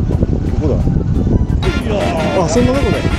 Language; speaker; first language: Japanese; native; Japanese